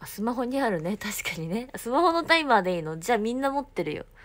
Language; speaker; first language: Japanese; native; Japanese